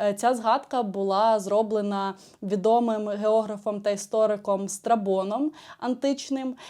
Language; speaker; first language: Ukrainian; native; Ukrainian